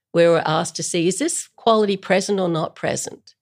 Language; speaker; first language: English; native; English